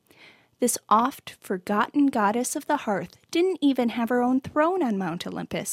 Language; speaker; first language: English; native; English